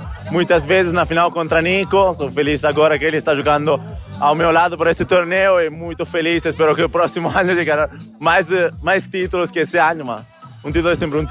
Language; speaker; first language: Portuguese; non-native, fluent; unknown